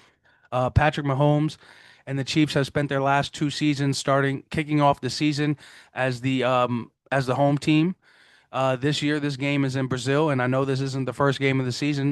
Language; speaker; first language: English; native; English